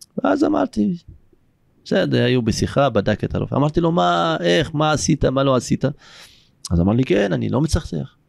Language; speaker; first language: Hebrew; non-native, local second language; Arabic